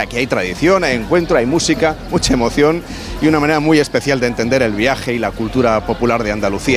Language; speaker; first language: Spanish; native; Spanish